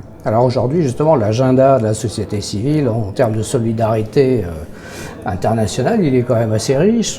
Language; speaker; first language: French; native; French